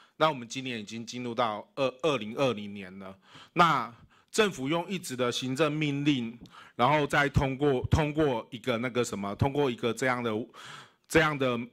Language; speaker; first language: Chinese; native; Chinese